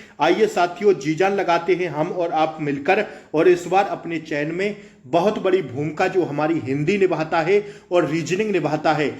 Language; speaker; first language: Hindi; native; Hindi